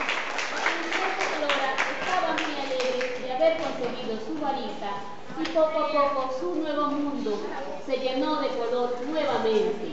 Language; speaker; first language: Spanish; native; Spanish